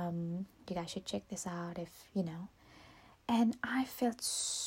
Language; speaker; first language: English; non-native, fluent; Morisyen